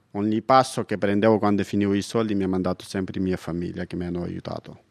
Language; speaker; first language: Italian; non-native, fluent; Persian